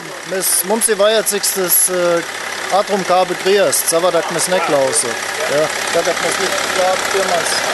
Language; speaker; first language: Latvian; non-native, learner; German